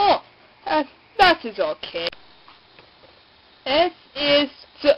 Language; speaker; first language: German; non-native, learner; English